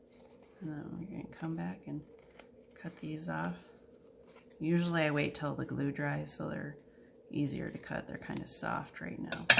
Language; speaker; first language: English; native; English